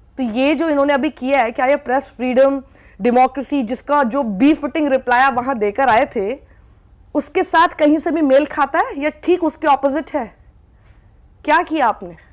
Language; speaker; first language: Hindi; native; Hindi